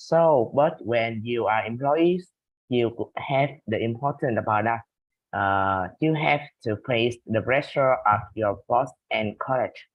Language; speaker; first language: English; non-native, learner; Vietnamese